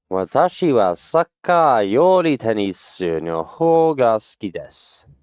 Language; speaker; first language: Japanese; non-native, learner; English